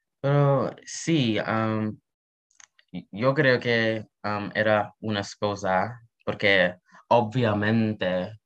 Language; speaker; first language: Spanish; non-native, learner; English